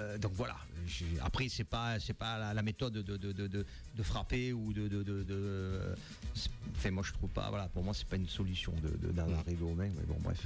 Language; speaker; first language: French; native; French